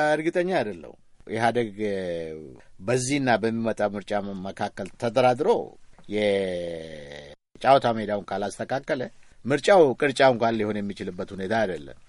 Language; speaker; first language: Amharic; non-native, local second language; Oromo